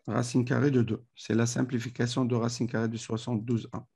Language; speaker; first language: French; non-native, local second language; Arabic